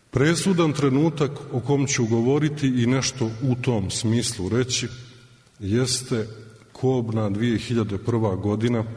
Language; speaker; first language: Serbian; native; Serbian